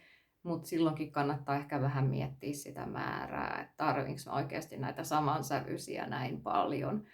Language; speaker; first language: Finnish; native; Finnish